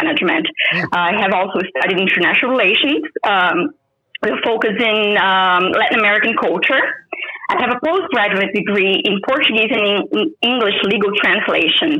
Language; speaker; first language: English; non-native, fluent; Portuguese